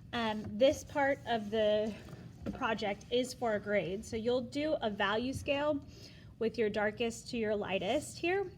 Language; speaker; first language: English; native; English